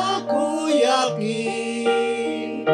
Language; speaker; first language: Indonesian; native; Indonesian